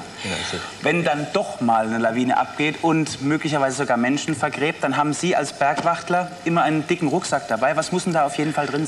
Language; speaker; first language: German; native; German